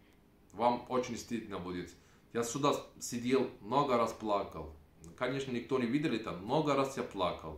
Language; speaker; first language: Russian; non-native, learner; Turkish